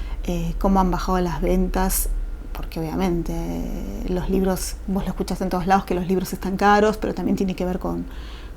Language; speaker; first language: Spanish; native; Spanish